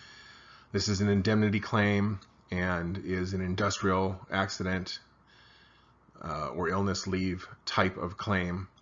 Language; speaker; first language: English; native; English